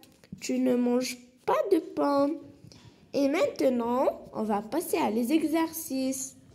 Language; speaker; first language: French; non-native, local second language; Arabic